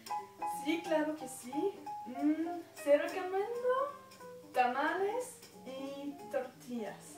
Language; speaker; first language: Spanish; non-native, learner; French